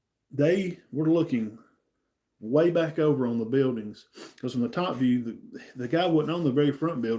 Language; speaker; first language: English; native; English